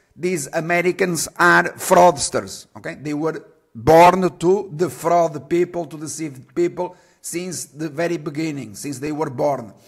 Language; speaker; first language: English; non-native, fluent; Portuguese